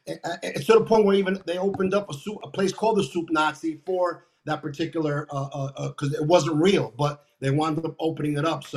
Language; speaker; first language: English; native; English